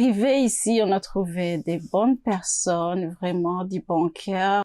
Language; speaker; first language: French; non-native, local second language; Rundi